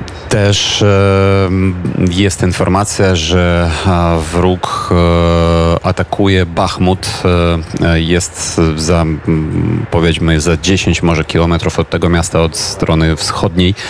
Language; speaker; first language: Polish; non-native, fluent; Ukrainian